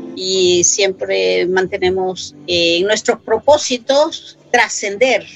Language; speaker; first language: Spanish; non-native, local second language; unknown